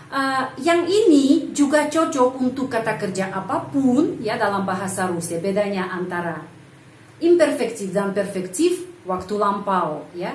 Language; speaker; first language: Indonesian; non-native, fluent; Russian